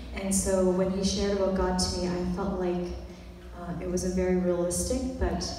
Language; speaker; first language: English; early bilingual, other home language; Vietnamese